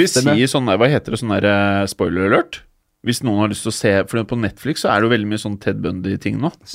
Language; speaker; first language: Norwegian; native; Norwegian